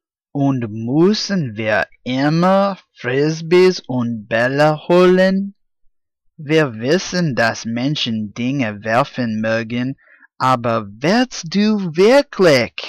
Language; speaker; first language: German; non-native, learner; English